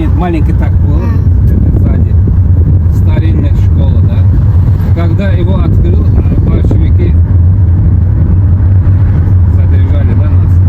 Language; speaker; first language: Russian; non-native, local second language; Azerbaijani